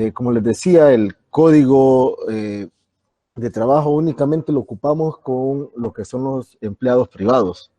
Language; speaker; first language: Spanish; native; Spanish